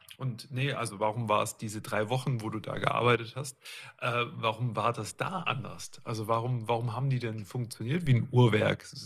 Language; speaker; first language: German; native; German